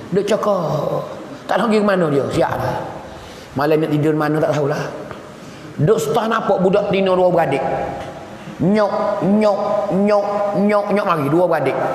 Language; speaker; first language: Malay; native; Malay